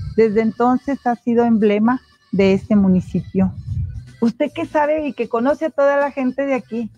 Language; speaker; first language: Spanish; native; Spanish